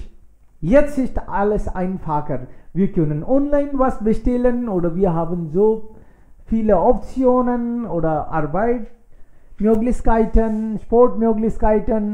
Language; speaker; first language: German; non-native, fluent; Hindi